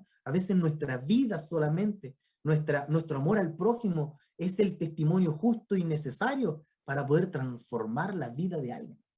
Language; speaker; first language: Spanish; native; Spanish